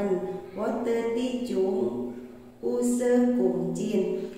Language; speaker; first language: Chinese; non-native, learner; Indonesian